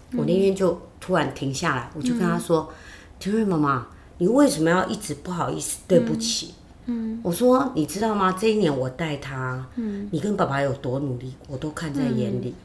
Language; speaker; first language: Chinese; native; Chinese